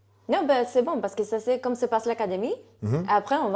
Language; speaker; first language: French; non-native, fluent; Spanish